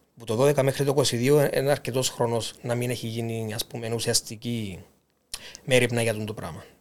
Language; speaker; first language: Greek; native; Greek